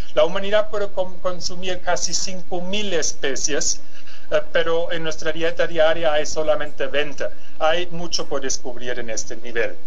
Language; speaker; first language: Spanish; non-native, fluent; German